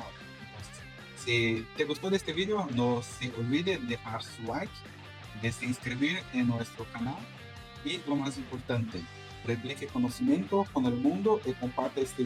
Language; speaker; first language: Spanish; non-native, fluent; Portuguese